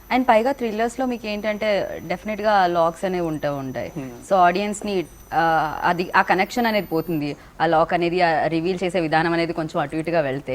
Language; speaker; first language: Telugu; native; Telugu